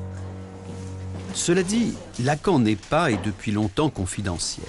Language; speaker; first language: French; native; French